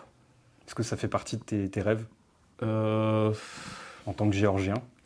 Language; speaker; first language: French; native; French